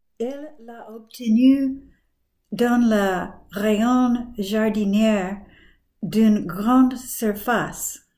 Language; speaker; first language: French; non-native, learner; English